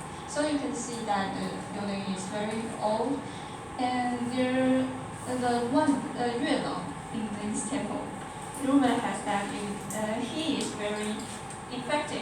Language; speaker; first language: English; non-native, learner; Chinese